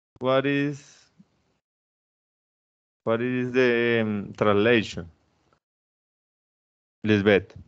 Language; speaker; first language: English; non-native, fluent; Spanish